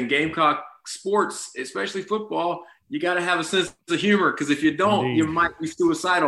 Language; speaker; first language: English; native; English